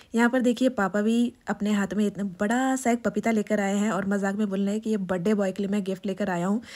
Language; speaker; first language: Hindi; non-native, local second language; Bangla